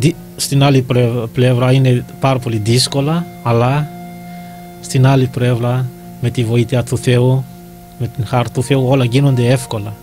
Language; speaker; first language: Greek; non-native, learner; Malagasy